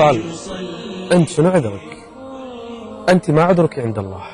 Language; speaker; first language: Arabic; native; Arabic